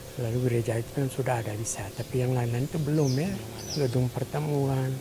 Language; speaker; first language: Indonesian; non-native, local second language; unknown